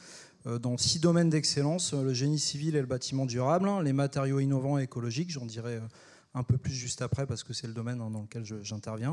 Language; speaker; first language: French; native; French